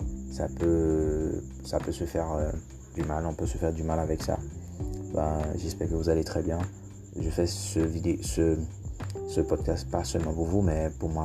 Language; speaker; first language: English; non-native, fluent; Haitian Creole